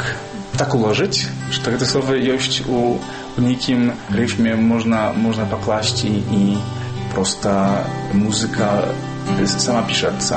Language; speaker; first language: Belarusian; early bilingual, heritage; Belarusian